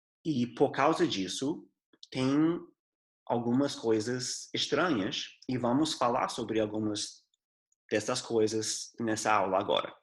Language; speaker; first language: Portuguese; non-native, fluent; English